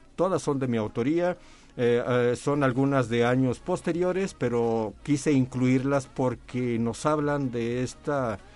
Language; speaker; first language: Spanish; native; Spanish